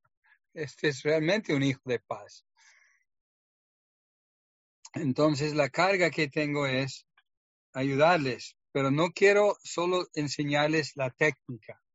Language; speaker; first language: Spanish; non-native, fluent; English